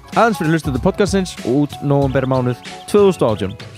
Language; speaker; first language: Icelandic; native; Icelandic